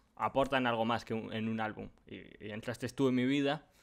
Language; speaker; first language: Spanish; native; Spanish